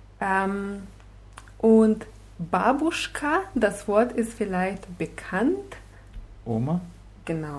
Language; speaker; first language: German; non-native, fluent; Russian